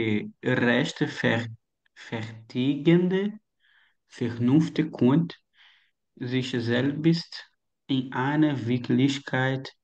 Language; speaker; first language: German; non-native, learner; Portuguese